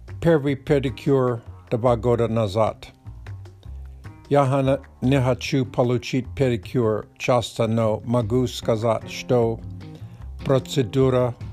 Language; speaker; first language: Russian; non-native, learner; English